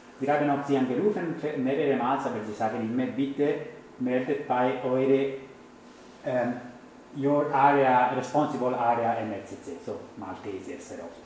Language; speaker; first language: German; non-native, fluent; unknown